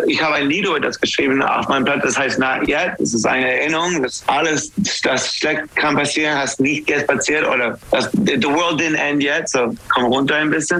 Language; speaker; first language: German; non-native, fluent; English